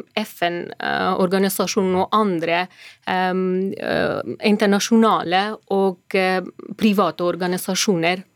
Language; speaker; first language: Norwegian; non-native, fluent; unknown